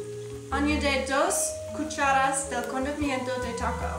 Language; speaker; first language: Spanish; non-native, learner; English